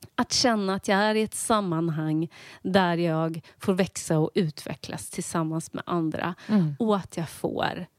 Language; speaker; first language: Swedish; native; Swedish